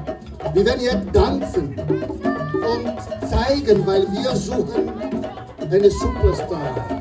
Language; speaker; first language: German; non-native, learner; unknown